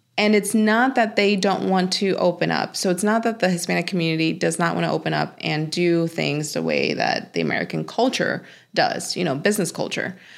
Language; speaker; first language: English; early bilingual, other home language; Spanish